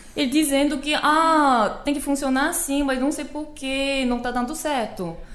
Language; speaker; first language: Portuguese; non-native, fluent; Korean